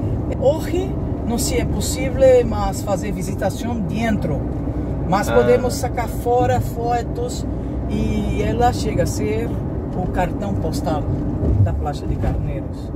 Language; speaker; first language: Spanish; non-native, learner; Portuguese